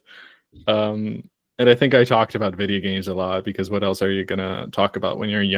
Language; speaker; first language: English; non-native, fluent; Croatian